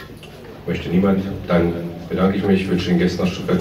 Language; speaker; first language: German; native; German